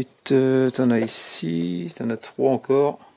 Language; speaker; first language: French; native; French